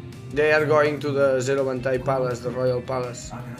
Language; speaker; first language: English; non-native, fluent; Spanish